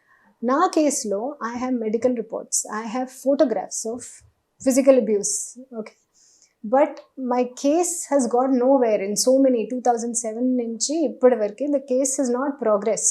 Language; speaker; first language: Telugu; non-native, local second language; Hindi